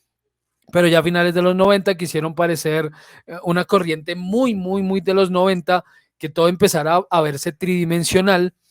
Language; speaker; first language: Spanish; native; Spanish